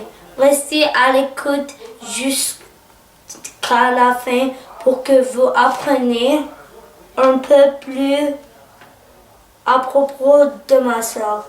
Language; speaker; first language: French; early bilingual, other home language; Arabic